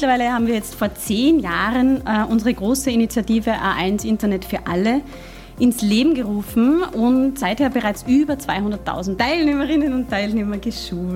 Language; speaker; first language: German; native; German